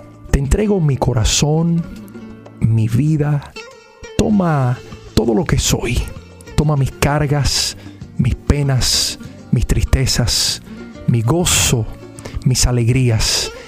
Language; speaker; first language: Spanish; early bilingual, heritage; Spanish